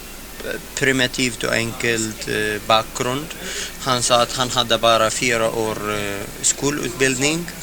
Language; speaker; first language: Swedish; non-native, fluent; Arabic